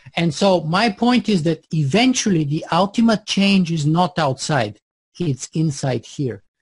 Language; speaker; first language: English; non-native, fluent; Bulgarian